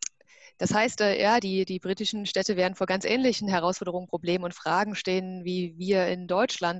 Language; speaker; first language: German; native; German